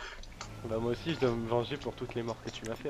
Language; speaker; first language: French; native; French